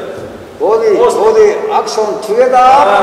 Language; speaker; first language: English; non-native, learner; Japanese